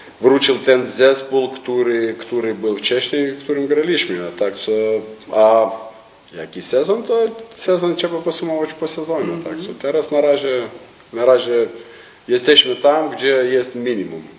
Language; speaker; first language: Polish; non-native, learner; Lithuanian